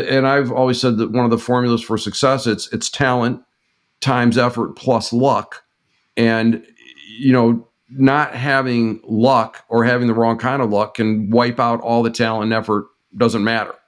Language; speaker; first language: English; native; English